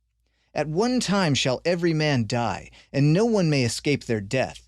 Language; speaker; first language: English; native; English